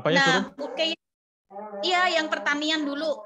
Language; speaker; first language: Indonesian; native; Indonesian